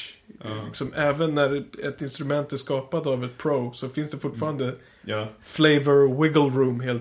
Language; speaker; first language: Swedish; native; Swedish